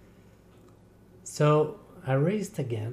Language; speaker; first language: English; non-native, fluent; French